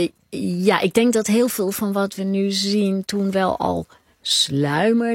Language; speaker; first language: Dutch; native; Dutch